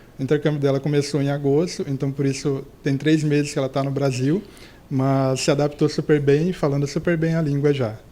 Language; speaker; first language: Portuguese; native; Portuguese